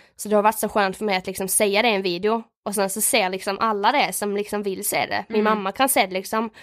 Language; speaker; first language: Swedish; native; Swedish